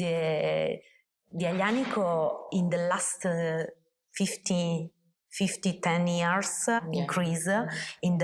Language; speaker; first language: English; non-native, learner; Italian